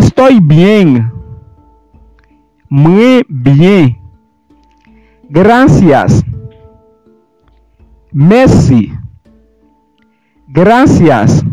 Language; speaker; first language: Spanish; non-native, fluent; Haitian Creole